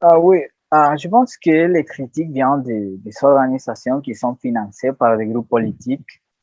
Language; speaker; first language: French; non-native, learner; Spanish